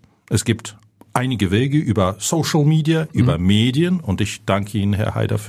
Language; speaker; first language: German; non-native, fluent; Ukrainian